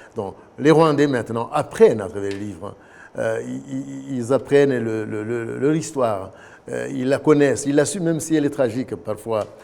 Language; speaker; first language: French; non-native, local second language; Kinyarwanda